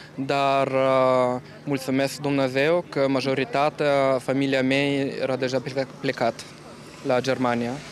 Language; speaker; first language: Romanian; non-native, learner; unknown